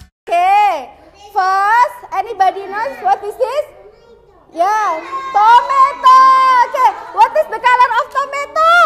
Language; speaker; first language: English; non-native, learner; Indonesian